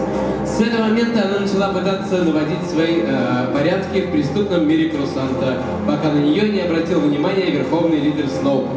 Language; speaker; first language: Russian; native; Russian